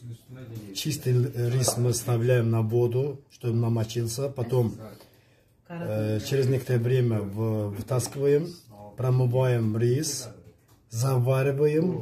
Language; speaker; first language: Russian; non-native, learner; Azerbaijani